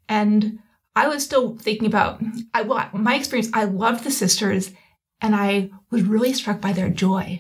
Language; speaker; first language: English; native; English